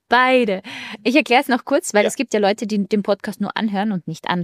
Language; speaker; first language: German; native; German